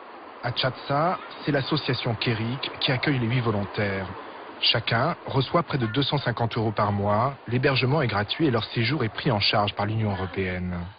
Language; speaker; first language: French; native; French